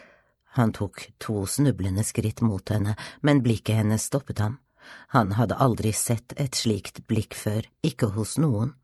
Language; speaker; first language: Norwegian; native; Norwegian